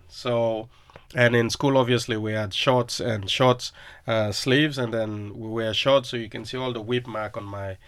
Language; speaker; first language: English; non-native, local second language; Krio